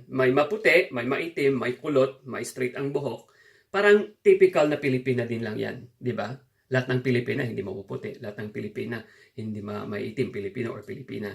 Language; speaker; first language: Filipino; non-native, local second language; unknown